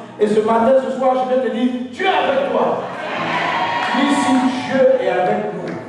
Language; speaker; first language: French; non-native, local second language; Dyula